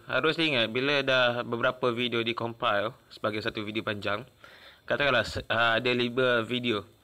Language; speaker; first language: Malay; native; Malay